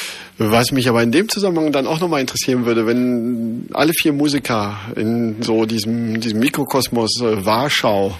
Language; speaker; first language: German; native; German